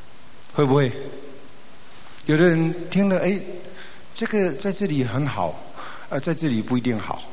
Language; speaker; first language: Chinese; native; Chinese